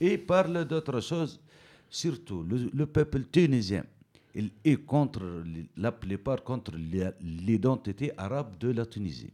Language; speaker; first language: French; non-native, learner; Berber languages